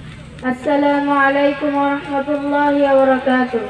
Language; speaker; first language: Arabic; non-native, learner; Bangla